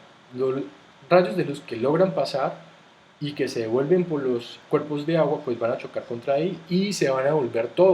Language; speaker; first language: Spanish; native; Spanish